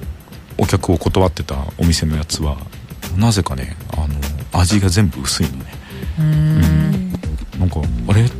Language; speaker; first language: Japanese; native; Japanese